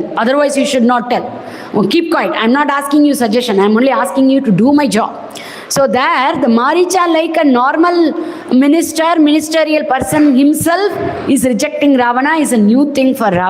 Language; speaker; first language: English; non-native, local second language; Tamil